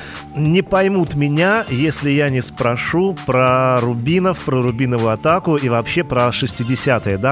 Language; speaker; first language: Russian; native; Russian